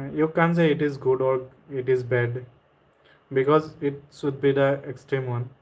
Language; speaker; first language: English; non-native, local second language; Assamese